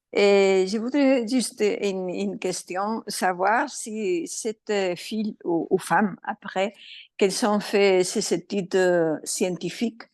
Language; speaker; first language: French; non-native, fluent; Spanish